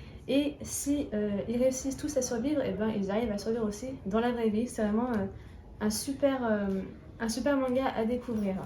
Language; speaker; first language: French; native; French